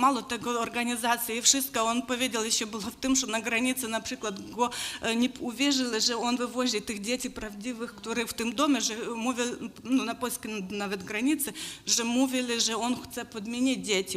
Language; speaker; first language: Polish; non-native, learner; Ukrainian